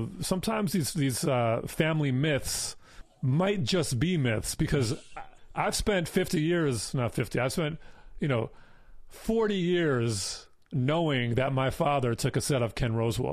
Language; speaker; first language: English; native; English